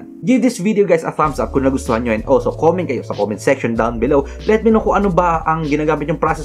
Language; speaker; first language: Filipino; native; Filipino